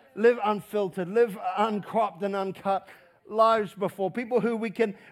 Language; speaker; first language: English; native; English